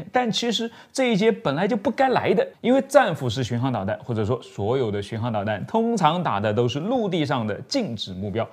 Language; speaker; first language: Chinese; native; Chinese